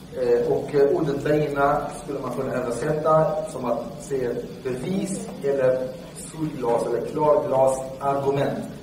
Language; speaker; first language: Swedish; non-native, fluent; Arabic